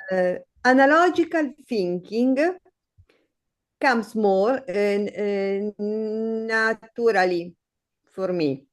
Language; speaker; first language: English; non-native, learner; Italian